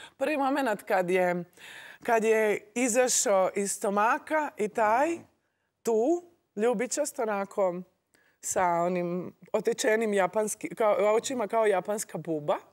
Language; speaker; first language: Croatian; native; Croatian